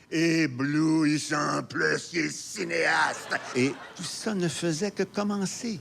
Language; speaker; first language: French; native; French